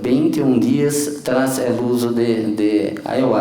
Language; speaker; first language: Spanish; non-native, fluent; Portuguese